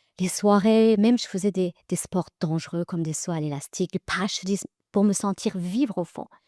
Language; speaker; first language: French; early bilingual, other home language; Persian